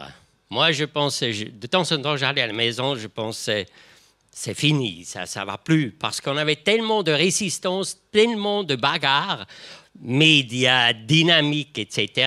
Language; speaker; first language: French; non-native, local second language; German